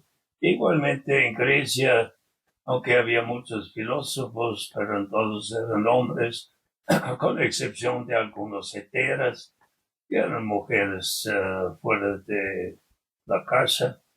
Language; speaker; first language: Spanish; non-native, fluent; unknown